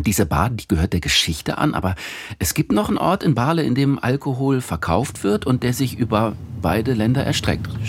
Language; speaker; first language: German; native; German